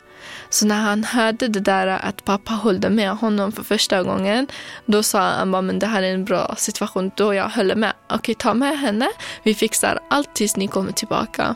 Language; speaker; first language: Swedish; non-native, fluent; Kurdish